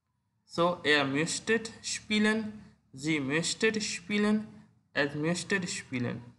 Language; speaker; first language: German; non-native, learner; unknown